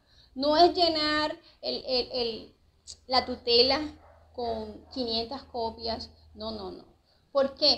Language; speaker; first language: Spanish; native; Spanish